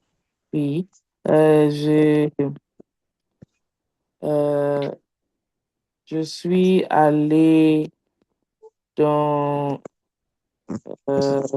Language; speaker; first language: French; non-native, learner; English